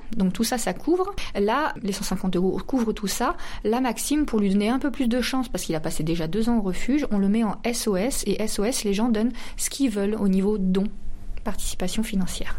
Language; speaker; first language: French; native; French